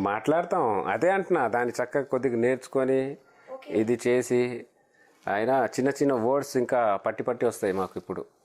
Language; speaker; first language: Telugu; non-native, local second language; Lambadi